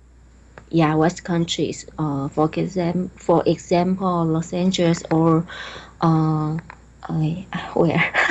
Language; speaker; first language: English; non-native, learner; Chinese